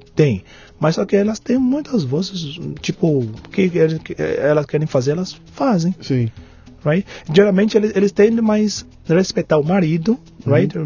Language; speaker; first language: Portuguese; non-native, fluent; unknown